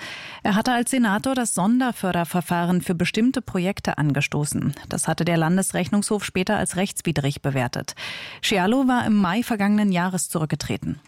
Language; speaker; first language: German; native; German